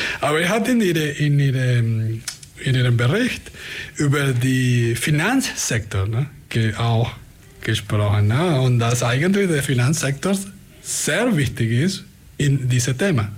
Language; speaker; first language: German; non-native, fluent; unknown